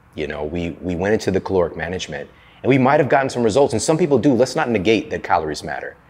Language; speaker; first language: English; native; English